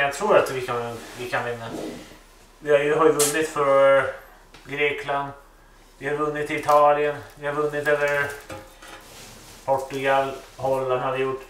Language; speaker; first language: Swedish; native; Swedish